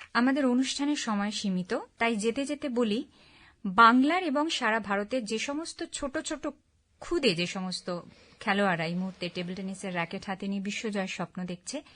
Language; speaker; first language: Bangla; native; Bangla